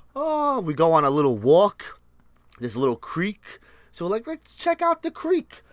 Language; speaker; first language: English; early bilingual, other home language; Spanish